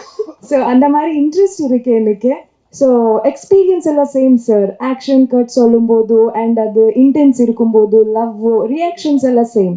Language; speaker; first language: Tamil; non-native, local second language; Kannada